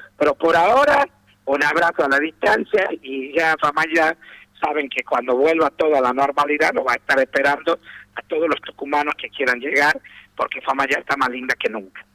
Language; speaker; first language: Spanish; native; Spanish